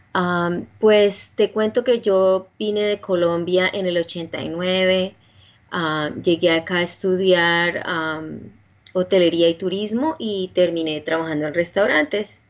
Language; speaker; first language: Spanish; native; Spanish